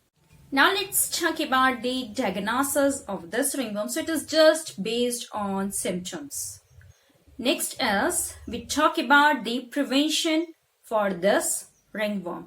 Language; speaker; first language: English; non-native, local second language; Hindi